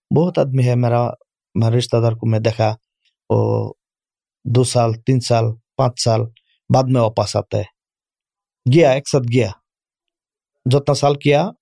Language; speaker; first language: Urdu; non-native, learner; Bangla